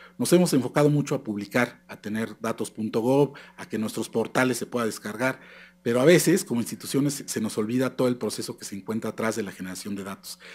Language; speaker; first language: Spanish; native; Spanish